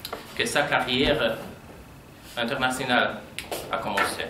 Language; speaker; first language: French; non-native, fluent; Polish